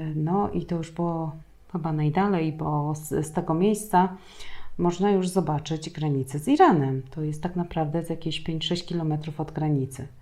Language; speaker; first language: Polish; native; Polish